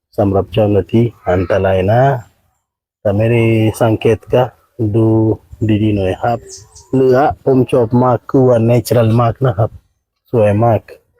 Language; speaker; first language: Thai; native; Thai